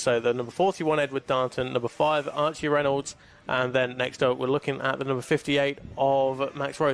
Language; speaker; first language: English; native; English